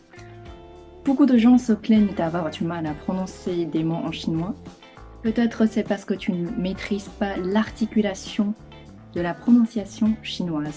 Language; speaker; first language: French; non-native, fluent; Chinese